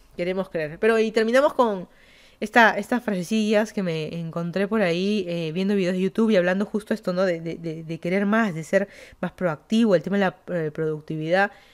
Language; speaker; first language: Spanish; native; Spanish